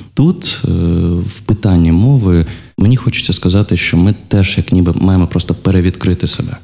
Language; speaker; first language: Ukrainian; non-native, local second language; Russian